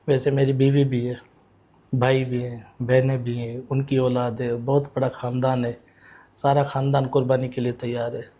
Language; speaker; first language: Urdu; non-native, local second language; Sindhi